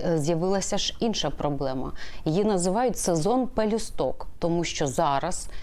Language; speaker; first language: Ukrainian; native; Ukrainian